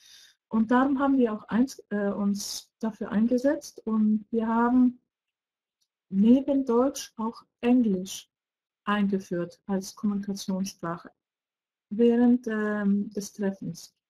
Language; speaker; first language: German; non-native, fluent; Greek